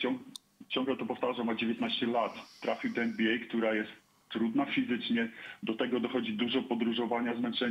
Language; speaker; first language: Polish; native; Polish